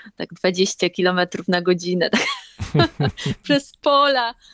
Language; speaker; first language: Polish; native; Polish